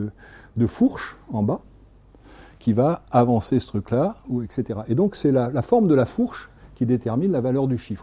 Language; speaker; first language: French; native; French